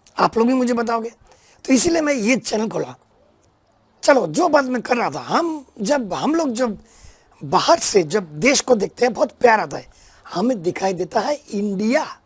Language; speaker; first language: Hindi; non-native, local second language; Bangla